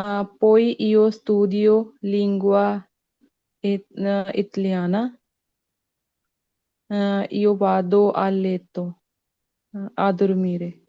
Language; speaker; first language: Italian; non-native, learner; Punjabi